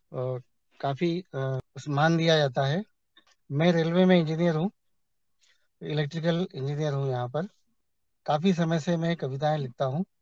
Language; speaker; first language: Hindi; native; Hindi